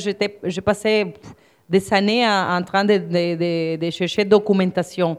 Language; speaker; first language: French; non-native, fluent; Spanish